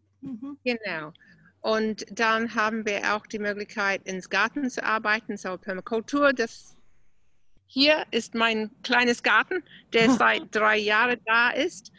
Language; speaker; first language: German; non-native, fluent; English